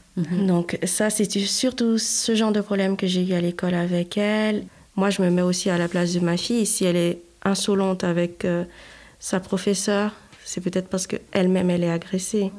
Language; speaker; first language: French; non-native, local second language; Haitian Creole